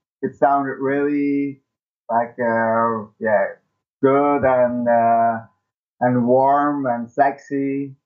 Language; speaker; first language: English; non-native, fluent; Dutch